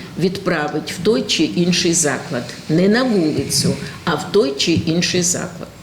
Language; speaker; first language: Ukrainian; native; Ukrainian